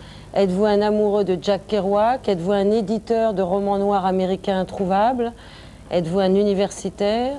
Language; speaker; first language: French; native; French